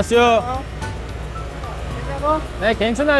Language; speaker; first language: Korean; non-native, learner; Uzbek